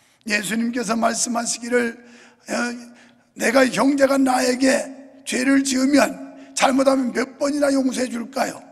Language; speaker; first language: Korean; native; Korean